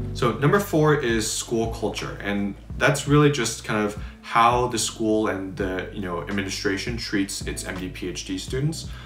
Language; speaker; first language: English; native; English